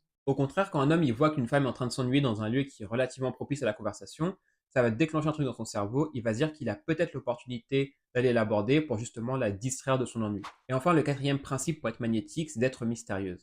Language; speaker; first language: French; native; French